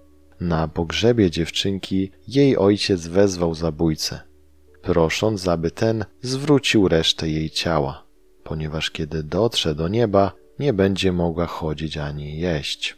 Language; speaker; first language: Polish; native; Polish